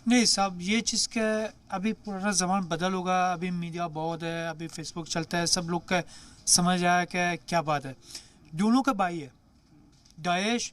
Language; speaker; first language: Hindi; non-native, learner; Persian